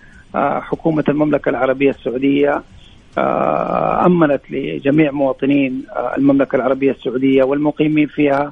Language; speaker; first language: Arabic; native; Arabic